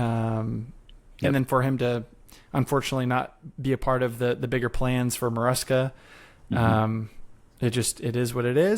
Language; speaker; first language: English; native; English